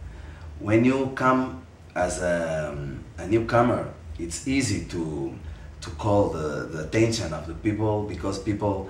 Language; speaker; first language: English; non-native, fluent; Portuguese